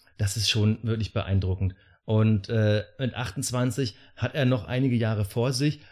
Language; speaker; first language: German; native; German